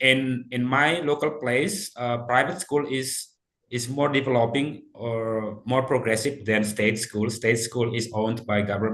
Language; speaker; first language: English; non-native, fluent; Indonesian